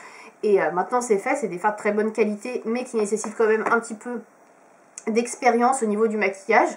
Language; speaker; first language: French; native; French